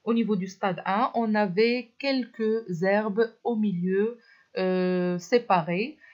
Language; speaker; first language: French; non-native, local second language; Arabic